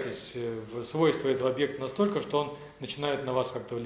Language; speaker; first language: Russian; native; Russian